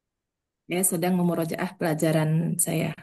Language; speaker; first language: Indonesian; native; Indonesian